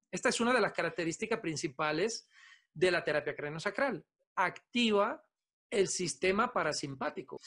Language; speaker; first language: Spanish; non-native, fluent; Italian